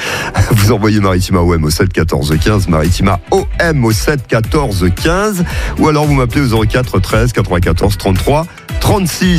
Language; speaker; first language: French; native; French